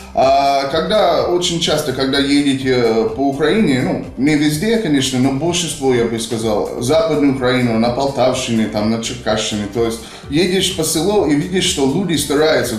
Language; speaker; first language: Russian; non-native, fluent; English